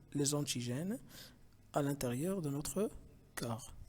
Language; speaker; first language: French; non-native, local second language; Arabic